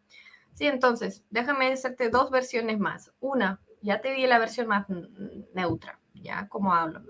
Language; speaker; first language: Spanish; non-native, fluent; Russian